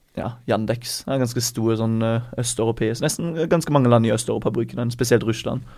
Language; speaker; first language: Norwegian; non-native, fluent; German